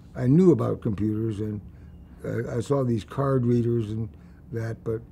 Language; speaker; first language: English; native; English